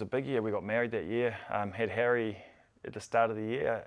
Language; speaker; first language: English; native; English